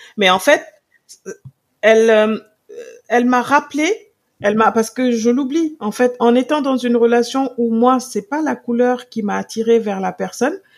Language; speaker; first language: French; non-native, local second language; Wolof